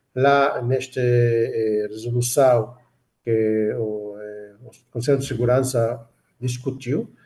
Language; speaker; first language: Portuguese; non-native, fluent; Hebrew